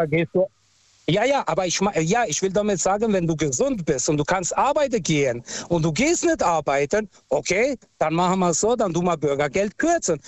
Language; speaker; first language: German; non-native, fluent; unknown